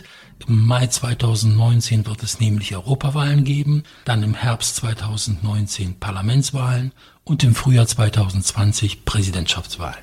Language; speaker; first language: German; non-native, fluent; Polish